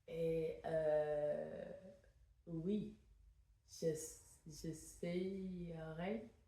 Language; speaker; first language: French; non-native, fluent; English